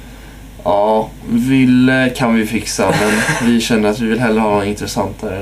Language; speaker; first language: Swedish; native; Swedish